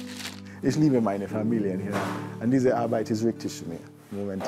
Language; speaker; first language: German; non-native, learner; English